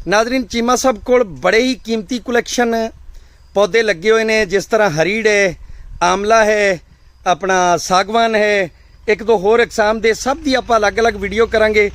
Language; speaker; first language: Urdu; non-native, local second language; Punjabi